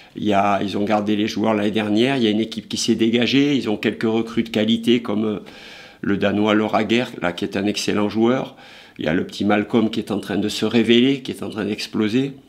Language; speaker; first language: French; native; French